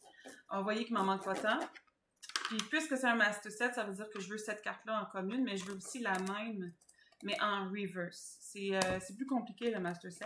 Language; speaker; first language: French; native; French